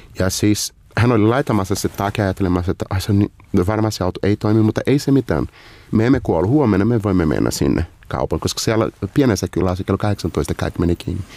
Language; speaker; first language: Finnish; non-native, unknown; Portuguese